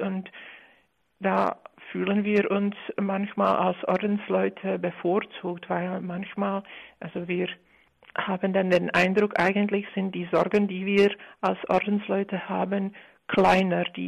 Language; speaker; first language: German; non-native, fluent; Czech